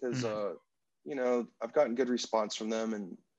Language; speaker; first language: English; native; English